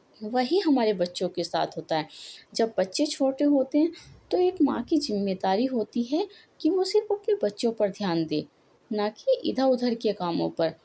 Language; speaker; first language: Hindi; native; Hindi